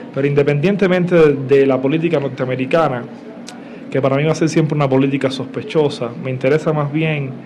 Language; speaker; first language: Spanish; native; Spanish